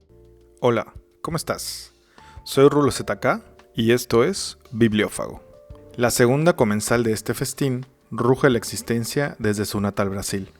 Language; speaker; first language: Spanish; native; Spanish